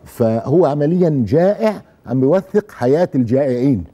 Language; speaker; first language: Arabic; native; Arabic